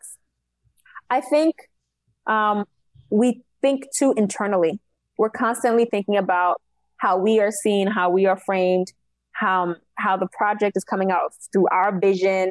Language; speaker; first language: English; native; English